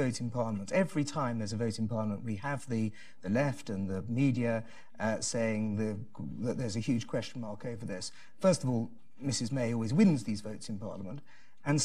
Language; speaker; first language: English; native; English